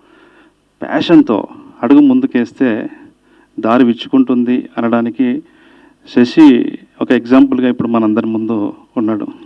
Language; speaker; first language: Telugu; native; Telugu